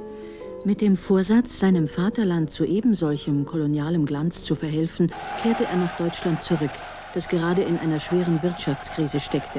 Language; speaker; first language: German; native; German